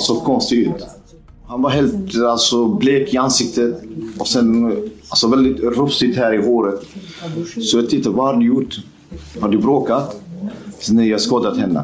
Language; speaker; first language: Swedish; non-native, fluent; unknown